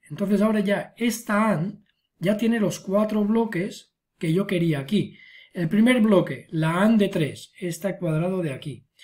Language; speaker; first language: Spanish; non-native, local second language; Catalan